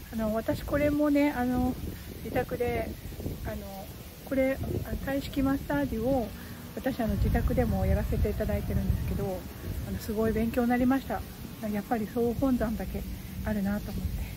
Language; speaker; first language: Japanese; native; Japanese